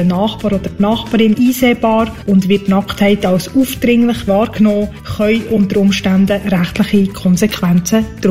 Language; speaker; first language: German; native; German